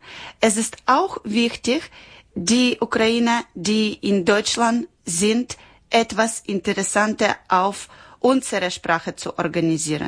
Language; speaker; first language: German; non-native, learner; Ukrainian